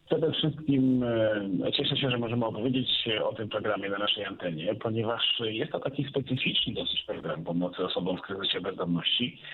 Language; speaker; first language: Polish; native; Polish